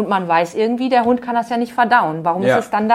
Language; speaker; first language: German; native; German